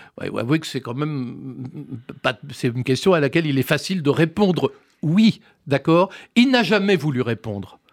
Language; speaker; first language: French; native; French